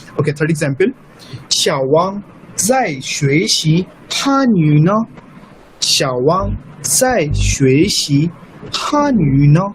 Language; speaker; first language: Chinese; non-native, fluent; Urdu